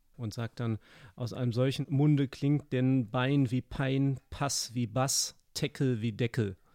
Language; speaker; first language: German; native; German